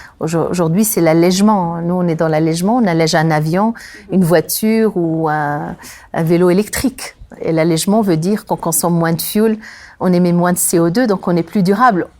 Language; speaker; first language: French; non-native, local second language; Arabic